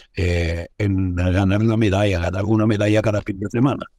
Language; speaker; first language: Spanish; non-native, fluent; Arabic